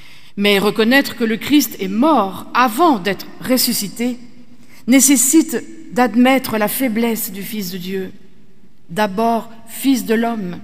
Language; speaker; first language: French; native; French